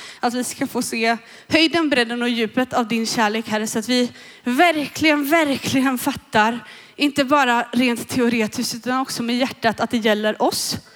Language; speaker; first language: Swedish; native; Swedish